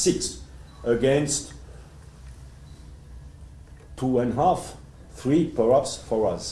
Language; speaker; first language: English; non-native, learner; French